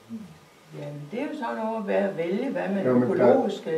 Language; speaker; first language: Danish; native; Danish